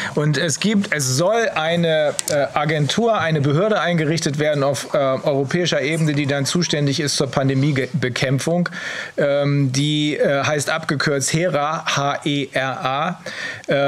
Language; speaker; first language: German; native; German